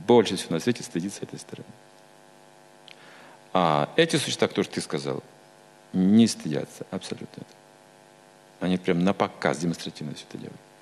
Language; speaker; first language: Russian; native; Russian